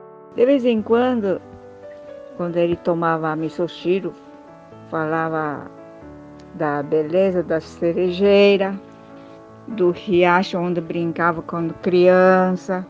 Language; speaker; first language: Portuguese; early bilingual, other home language; Japanese